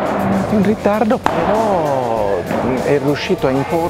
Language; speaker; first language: Italian; native; Italian